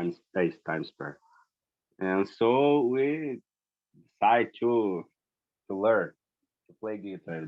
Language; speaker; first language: English; non-native, learner; Portuguese